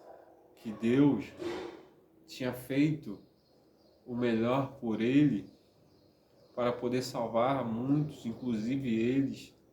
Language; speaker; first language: Portuguese; native; Portuguese